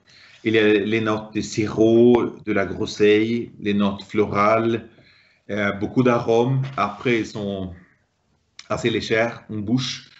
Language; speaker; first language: French; non-native, fluent; Swedish